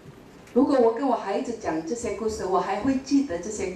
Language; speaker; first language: Chinese; non-native, local second language; Min Nan Chinese